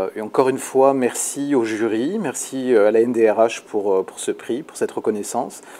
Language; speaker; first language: French; native; French